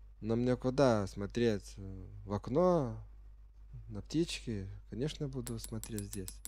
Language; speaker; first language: Russian; non-native, fluent; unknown